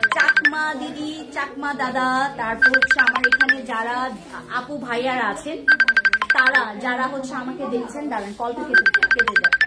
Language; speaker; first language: Bangla; non-native, local second language; Khasi